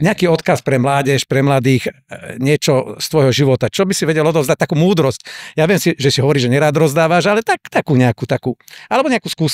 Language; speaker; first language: Slovak; native; Slovak